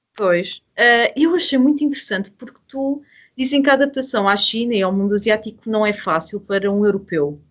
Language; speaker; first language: Portuguese; native; Portuguese